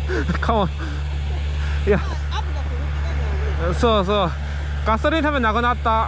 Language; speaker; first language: Japanese; non-native, learner; Chinese